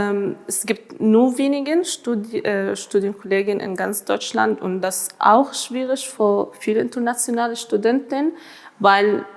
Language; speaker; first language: German; non-native, fluent; Arabic